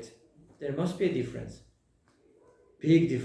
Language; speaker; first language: English; non-native, fluent; Persian